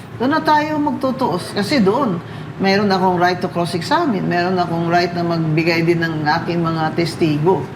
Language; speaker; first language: Filipino; non-native, local second language; Cebuano